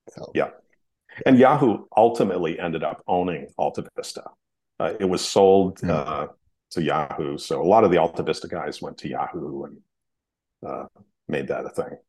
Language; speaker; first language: English; native; English